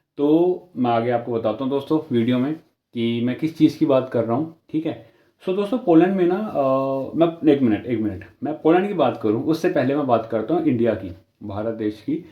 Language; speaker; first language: Hindi; native; Hindi